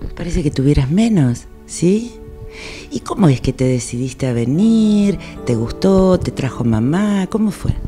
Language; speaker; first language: Spanish; native; Spanish